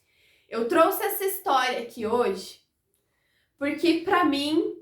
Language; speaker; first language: Portuguese; native; Portuguese